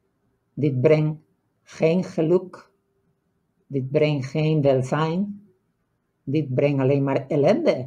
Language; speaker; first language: Dutch; non-native, fluent; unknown